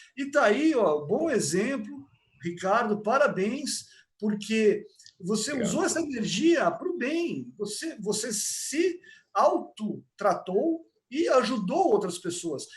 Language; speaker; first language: Portuguese; native; Portuguese